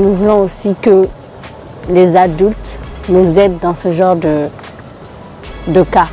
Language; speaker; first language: French; non-native, local second language; Fula